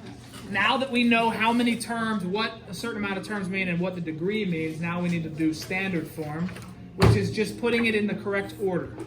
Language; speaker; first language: English; native; English